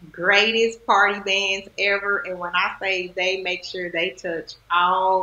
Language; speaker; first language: English; native; English